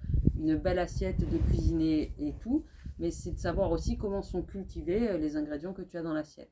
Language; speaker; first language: French; native; French